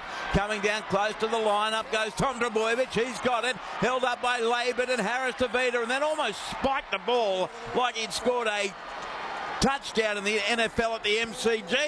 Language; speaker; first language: English; native; English